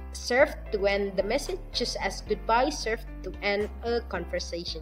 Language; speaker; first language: English; non-native, fluent; Indonesian